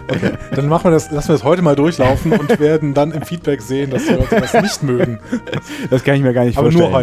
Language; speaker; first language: German; native; German